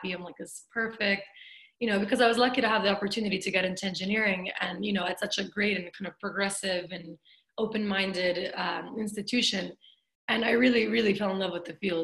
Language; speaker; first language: English; native; English